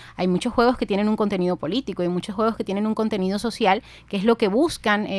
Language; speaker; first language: Spanish; native; Spanish